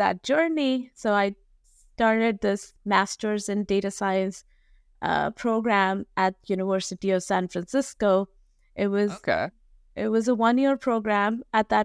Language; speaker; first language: English; non-native, local second language; Hindi